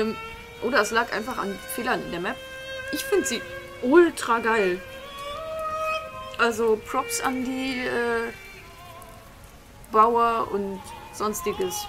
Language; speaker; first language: German; native; German